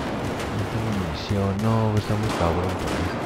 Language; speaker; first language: Spanish; native; Spanish